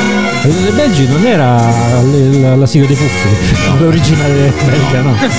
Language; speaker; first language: Italian; native; Italian